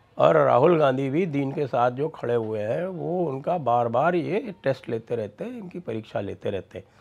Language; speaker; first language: Hindi; native; Hindi